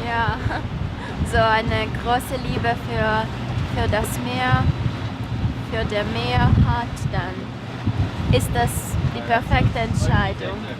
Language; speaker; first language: German; non-native, fluent; Romanian